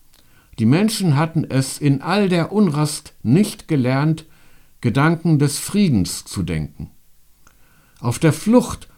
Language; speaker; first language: German; native; German